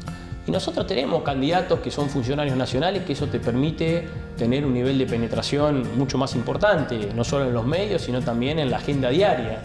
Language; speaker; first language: Spanish; native; Spanish